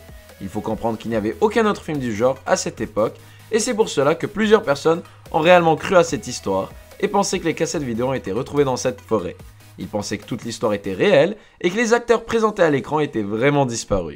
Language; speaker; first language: French; native; French